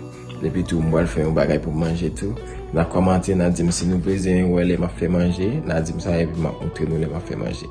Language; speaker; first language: French; non-native, learner; Haitian Creole